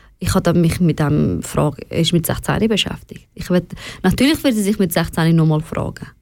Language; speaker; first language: German; early bilingual, other home language; Persian